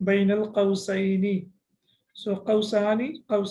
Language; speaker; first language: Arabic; non-native, fluent; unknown